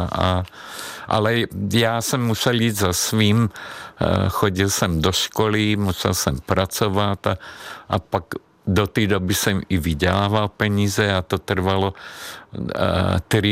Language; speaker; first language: Czech; non-native, fluent; Hungarian